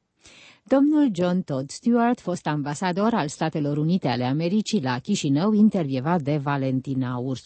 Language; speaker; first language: Romanian; native; Romanian